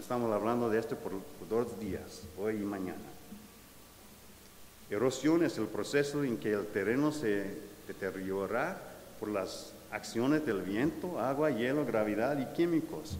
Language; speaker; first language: Spanish; non-native, fluent; English